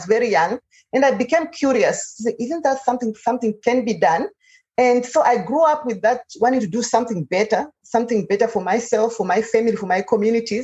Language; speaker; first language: English; non-native, local second language; Shona